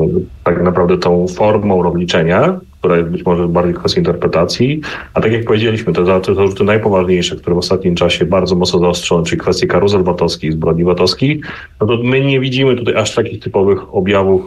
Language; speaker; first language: Polish; native; Polish